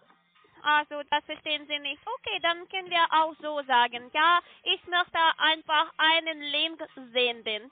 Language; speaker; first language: German; non-native, learner; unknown